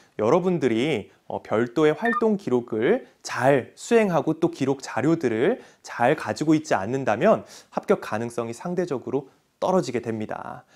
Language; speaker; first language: Korean; native; Korean